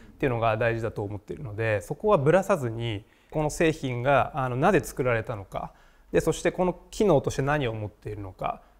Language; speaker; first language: Japanese; native; Japanese